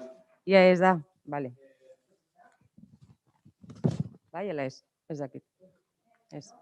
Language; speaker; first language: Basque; non-native, local second language; Spanish